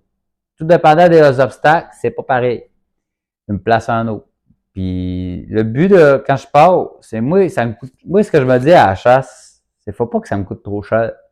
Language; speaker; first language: French; native; French